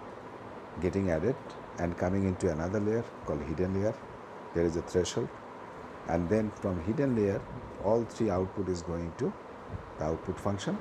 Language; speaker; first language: English; non-native, local second language; Bangla